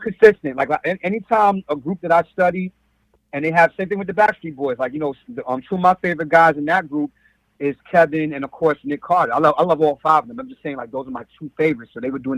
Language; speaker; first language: English; native; English